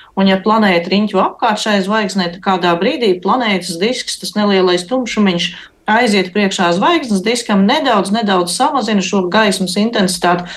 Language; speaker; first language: Latvian; native; Latvian